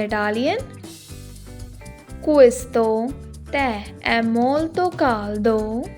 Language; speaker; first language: Italian; non-native, learner; Hindi